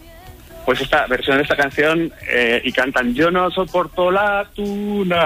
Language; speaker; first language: Spanish; native; Spanish